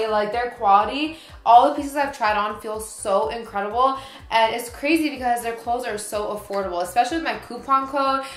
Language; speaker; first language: English; native; English